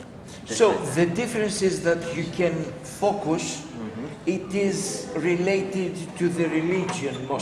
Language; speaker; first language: English; non-native, fluent; Greek